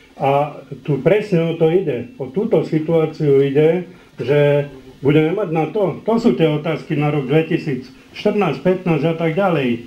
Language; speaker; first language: Slovak; native; Slovak